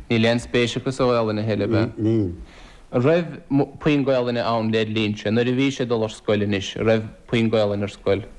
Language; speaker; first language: Irish; native; Irish